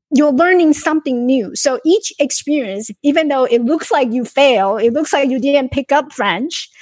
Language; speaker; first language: English; non-native, fluent; Chinese